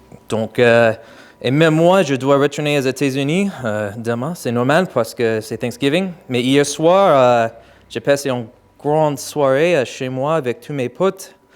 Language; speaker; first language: French; non-native, fluent; English